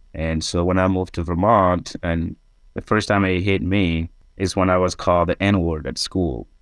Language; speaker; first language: English; non-native, fluent; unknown